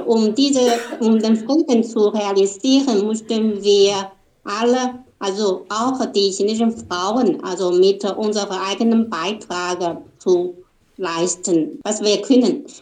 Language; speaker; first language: German; non-native, learner; Chinese